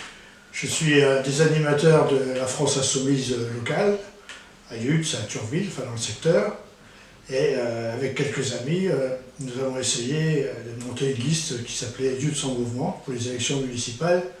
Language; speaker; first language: French; native; French